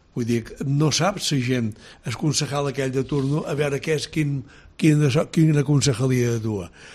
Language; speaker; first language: Catalan; native; Catalan